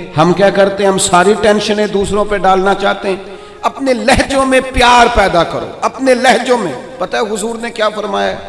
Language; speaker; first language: Urdu; non-native, local second language; Punjabi